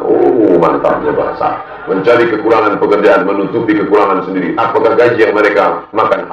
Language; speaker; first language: Indonesian; non-native, local second language; Malay